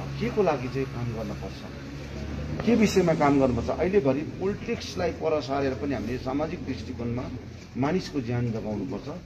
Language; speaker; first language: Nepali; native; Nepali